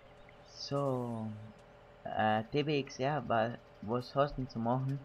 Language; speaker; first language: German; native; German